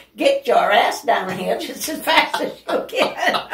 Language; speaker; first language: English; native; English